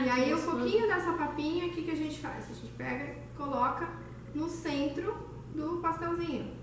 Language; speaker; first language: Portuguese; native; Portuguese